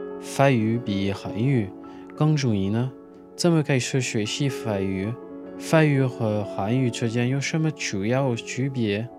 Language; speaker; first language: Chinese; non-native, fluent; French